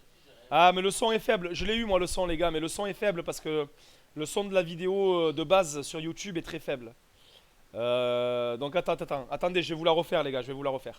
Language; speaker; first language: French; native; French